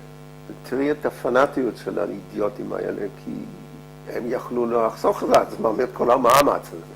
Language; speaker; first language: Hebrew; non-native, fluent; Dutch